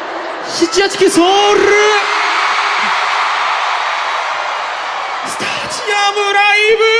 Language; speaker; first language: Japanese; non-native, fluent; Korean